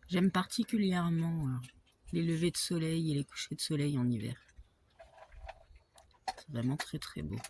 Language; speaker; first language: French; native; French